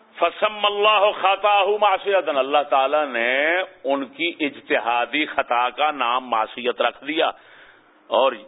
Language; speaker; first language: Urdu; native; Urdu